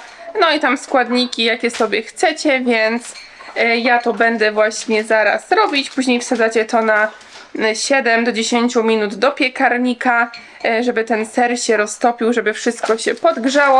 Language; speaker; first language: Polish; native; Polish